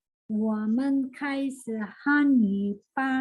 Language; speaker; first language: Chinese; non-native, learner; Indonesian